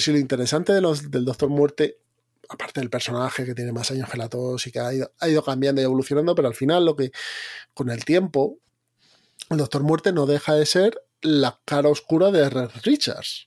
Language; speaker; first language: Spanish; native; Spanish